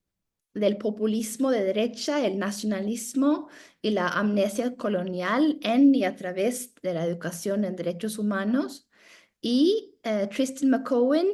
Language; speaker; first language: Spanish; non-native, fluent; Norwegian